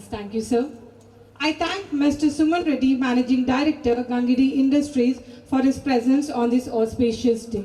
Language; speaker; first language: English; non-native, local second language; Telugu